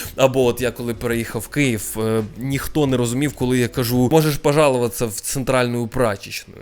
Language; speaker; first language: Ukrainian; non-native, local second language; Russian